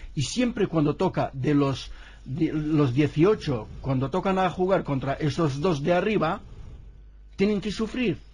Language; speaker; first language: Spanish; non-native, fluent; Arabic